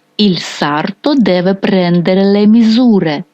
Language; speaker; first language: Italian; non-native, fluent; Ukrainian